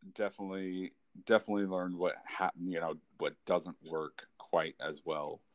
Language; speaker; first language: English; native; English